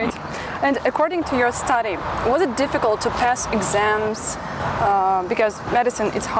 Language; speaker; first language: English; non-native, fluent; Russian